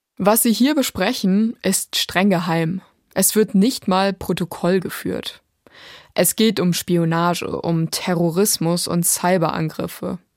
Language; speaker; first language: German; native; German